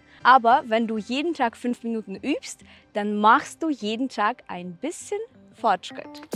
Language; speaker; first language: German; non-native, fluent; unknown